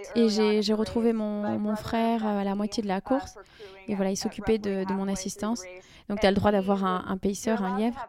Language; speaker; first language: French; non-native, fluent; English